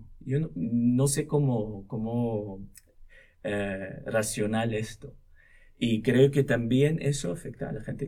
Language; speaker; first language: Spanish; non-native, local second language; Arabic